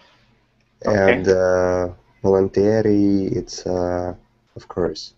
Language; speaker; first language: English; non-native, fluent; Russian